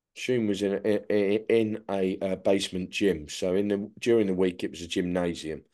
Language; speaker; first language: English; native; English